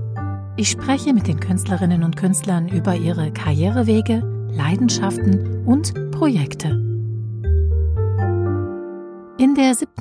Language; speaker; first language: German; native; German